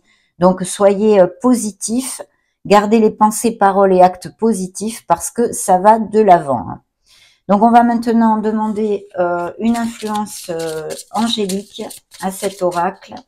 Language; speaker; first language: French; native; French